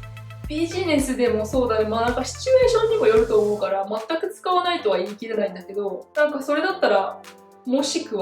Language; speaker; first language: Japanese; native; Japanese